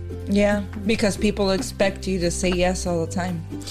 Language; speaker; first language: English; early bilingual, other home language; Spanish